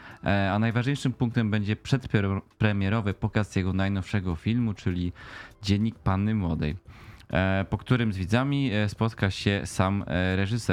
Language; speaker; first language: Polish; native; Polish